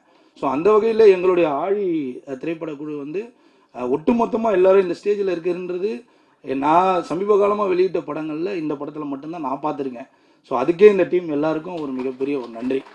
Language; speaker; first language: Tamil; native; Tamil